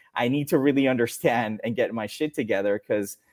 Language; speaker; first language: English; non-native, fluent; Spanish